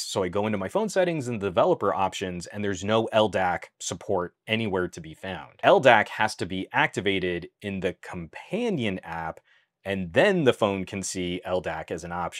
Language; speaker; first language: English; native; English